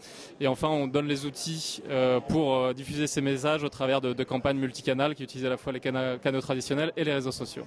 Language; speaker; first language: French; native; French